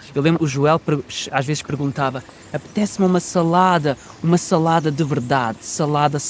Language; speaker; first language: Portuguese; native; Portuguese